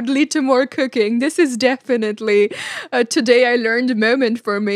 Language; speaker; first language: English; non-native, local second language; Hindi